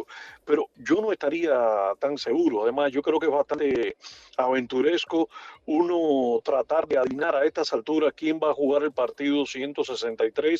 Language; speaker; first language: Spanish; native; Spanish